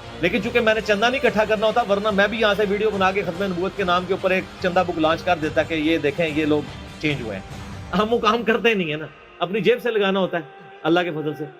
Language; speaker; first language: Urdu; non-native, local second language; Punjabi